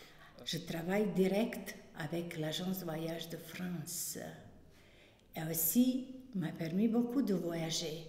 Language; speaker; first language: French; non-native, fluent; Bosnian